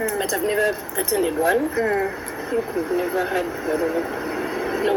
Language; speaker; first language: English; non-native, local second language; Ganda